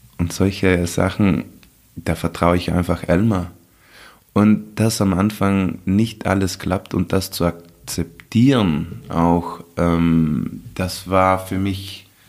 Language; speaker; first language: German; non-native, local second language; Ladin